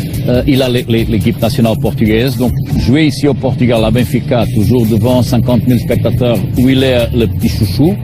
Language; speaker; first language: French; non-native, fluent; Portuguese